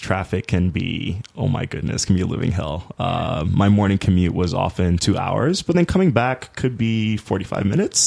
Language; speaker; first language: English; native; English